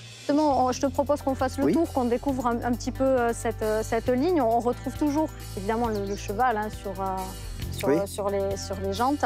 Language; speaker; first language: French; native; French